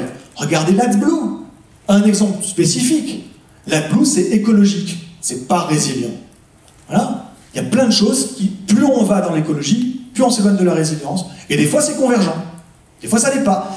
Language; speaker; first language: French; native; French